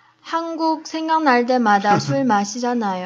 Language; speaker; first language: Korean; non-native, fluent; Chinese